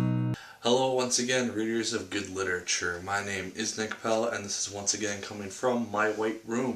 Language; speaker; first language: English; native; English